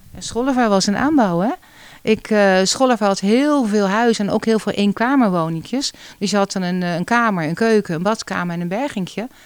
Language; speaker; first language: Dutch; native; Dutch